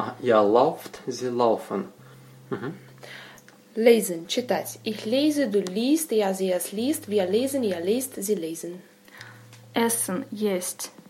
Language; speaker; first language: German; non-native, learner; Russian